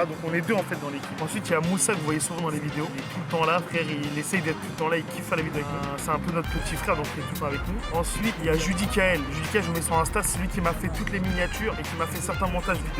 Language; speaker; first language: French; native; French